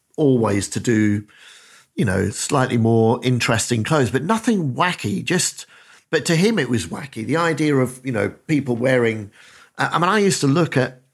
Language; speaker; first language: English; native; English